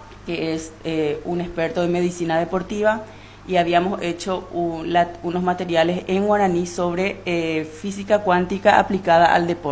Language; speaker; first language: Spanish; non-native, local second language; Guarani